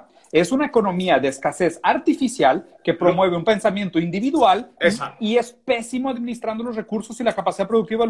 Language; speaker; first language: Spanish; native; Spanish